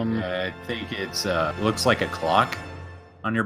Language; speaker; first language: English; native; English